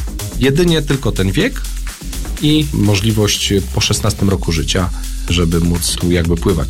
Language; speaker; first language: Polish; native; Polish